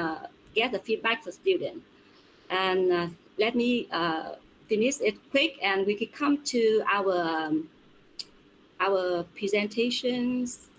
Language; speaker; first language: English; non-native, fluent; Vietnamese